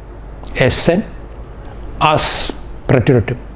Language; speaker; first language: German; non-native, fluent; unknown